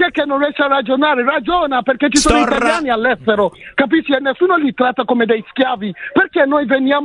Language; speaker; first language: Italian; early bilingual, other home language; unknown